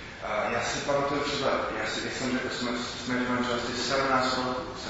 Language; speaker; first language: Czech; non-native, fluent; English